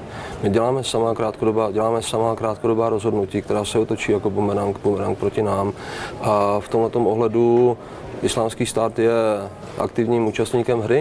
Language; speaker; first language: Czech; native; Czech